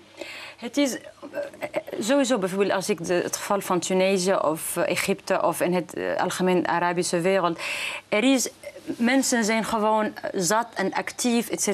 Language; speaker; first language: Dutch; non-native, fluent; Arabic